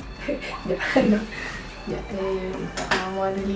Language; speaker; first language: Spanish; native; Spanish